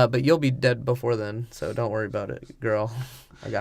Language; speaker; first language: English; native; English